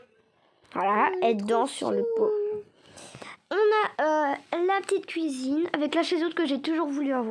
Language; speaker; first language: French; native; French